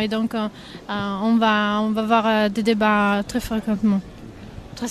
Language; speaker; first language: French; non-native, fluent; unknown